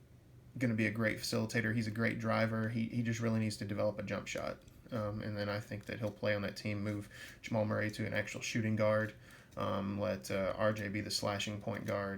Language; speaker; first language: English; native; English